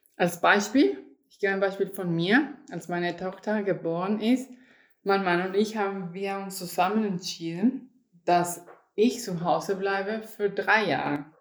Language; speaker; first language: German; non-native, fluent; Spanish